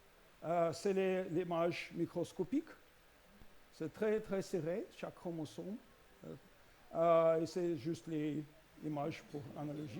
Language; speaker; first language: French; non-native, learner; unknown